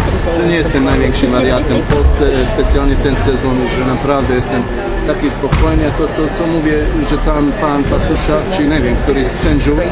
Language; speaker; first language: Polish; non-native, fluent; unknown